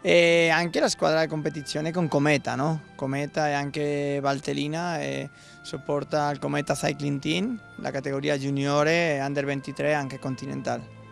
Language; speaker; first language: Italian; non-native, learner; Spanish